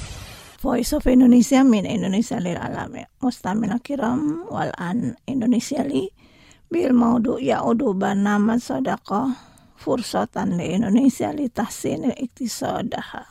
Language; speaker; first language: Arabic; non-native, fluent; Indonesian